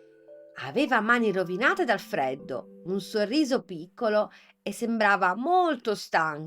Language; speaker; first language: Italian; native; Italian